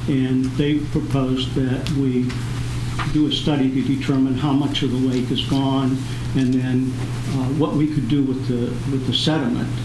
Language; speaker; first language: English; native; English